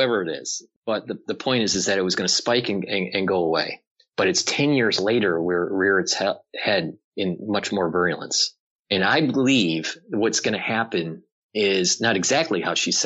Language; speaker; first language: English; native; English